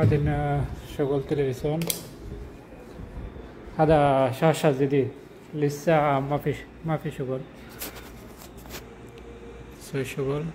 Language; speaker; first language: Arabic; non-native, learner; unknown